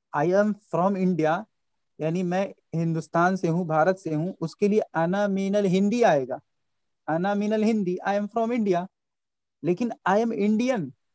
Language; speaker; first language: Hindi; native; Hindi